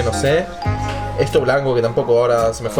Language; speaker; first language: Spanish; native; Spanish